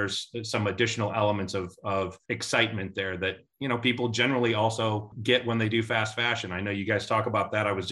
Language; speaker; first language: English; native; English